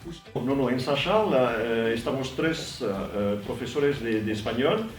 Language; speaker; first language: Spanish; non-native, fluent; French